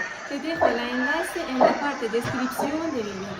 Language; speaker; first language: Spanish; non-native, fluent; Persian